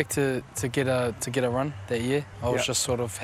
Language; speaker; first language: English; native; English